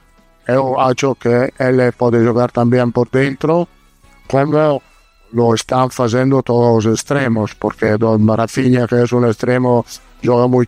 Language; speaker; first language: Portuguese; non-native, learner; Italian